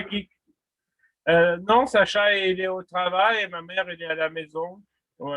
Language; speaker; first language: French; non-native, fluent; Russian